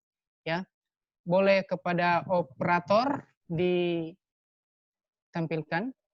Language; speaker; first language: Indonesian; native; Indonesian